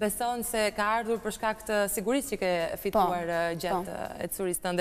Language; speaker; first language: Albanian; native; Albanian